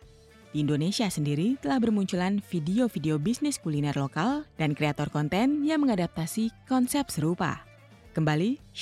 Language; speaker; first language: Indonesian; native; Indonesian